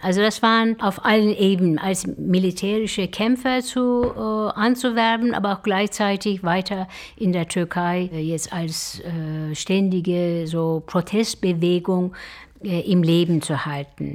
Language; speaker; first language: German; non-native, fluent; Turkish